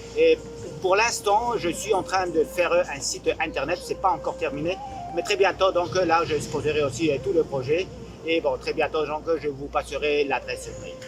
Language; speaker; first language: French; non-native, fluent; Spanish